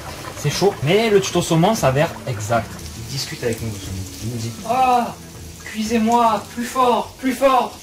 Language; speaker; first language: French; native; French